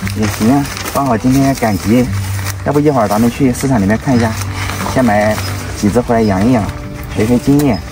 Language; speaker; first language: Chinese; native; Chinese